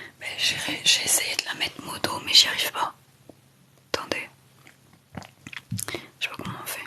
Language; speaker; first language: French; native; French